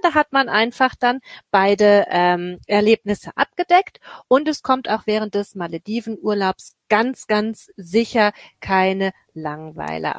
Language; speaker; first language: German; native; German